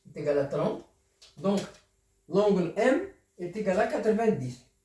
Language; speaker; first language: French; non-native, local second language; Arabic